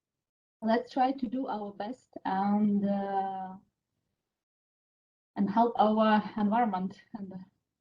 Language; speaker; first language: English; non-native, fluent; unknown